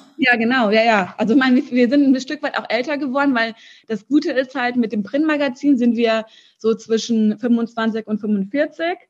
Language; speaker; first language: German; early bilingual, other home language; Russian